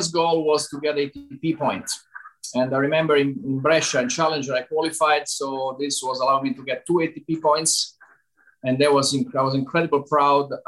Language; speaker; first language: English; non-native, fluent; Italian